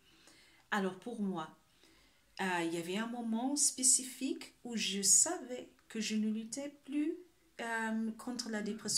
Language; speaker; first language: French; non-native, fluent; Spanish